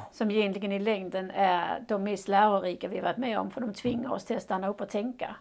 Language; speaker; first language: Swedish; non-native, fluent; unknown